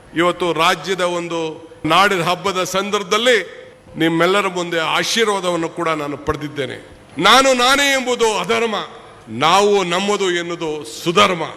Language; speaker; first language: Kannada; native; Kannada